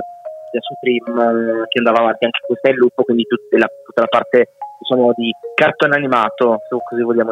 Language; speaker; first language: Italian; native; Italian